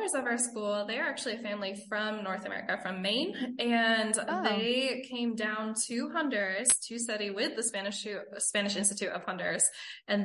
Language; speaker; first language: English; native; English